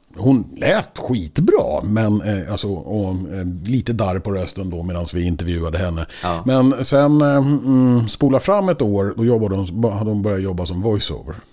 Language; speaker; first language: Swedish; native; Swedish